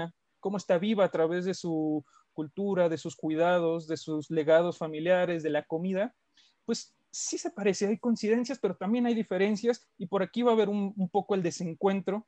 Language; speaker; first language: Spanish; native; Spanish